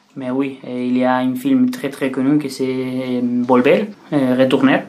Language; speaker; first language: French; non-native, fluent; Spanish